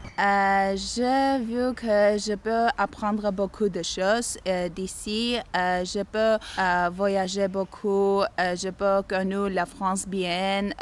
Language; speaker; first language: French; non-native, learner; Armenian